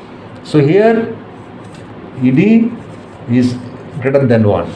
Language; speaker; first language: English; non-native, local second language; Bangla